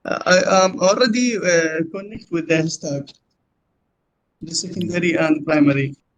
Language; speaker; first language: English; non-native, learner; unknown